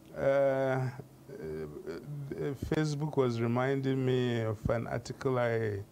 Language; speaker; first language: English; non-native, local second language; Hausa